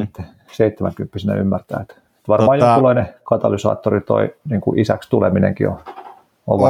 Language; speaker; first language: Finnish; native; Finnish